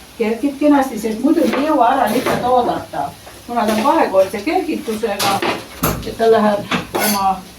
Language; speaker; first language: Estonian; native; Estonian